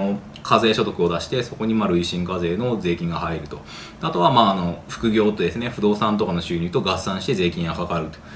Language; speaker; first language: Japanese; native; Japanese